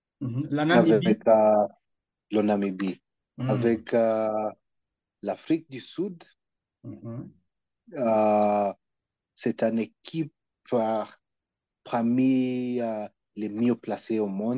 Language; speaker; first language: French; non-native, learner; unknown